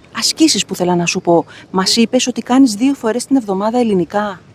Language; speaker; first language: Greek; native; Greek